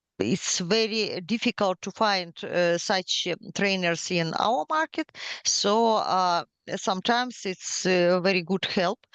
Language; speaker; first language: English; non-native, learner; Ukrainian